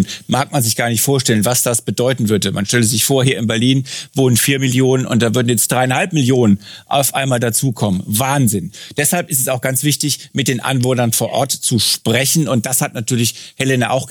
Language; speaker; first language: German; native; German